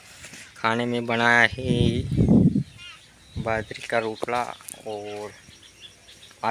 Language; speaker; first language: Hindi; non-native, local second language; Gujarati